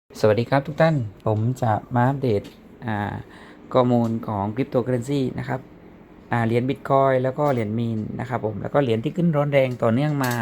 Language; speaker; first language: Thai; native; Thai